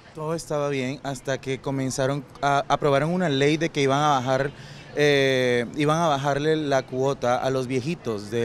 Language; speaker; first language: Spanish; native; Spanish